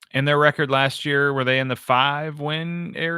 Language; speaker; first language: English; native; English